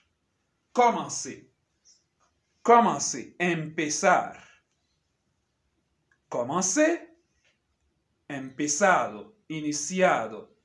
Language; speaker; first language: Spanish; non-native, fluent; French